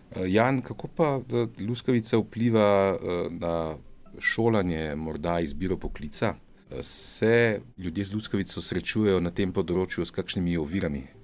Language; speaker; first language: Slovenian; native; Slovenian